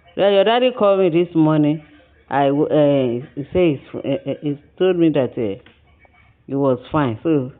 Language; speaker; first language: English; non-native, local second language; Yoruba